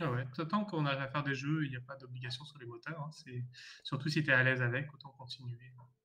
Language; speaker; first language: French; native; French